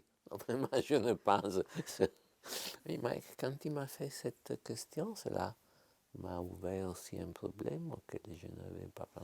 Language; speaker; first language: French; non-native, fluent; Italian